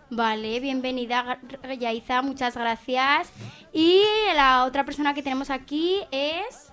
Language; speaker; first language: Spanish; native; Spanish